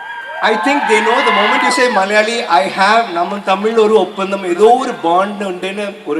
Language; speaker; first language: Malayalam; non-native, learner; Tamil